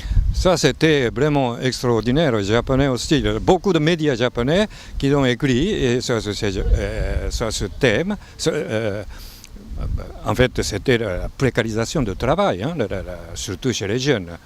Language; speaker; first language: French; non-native, fluent; Japanese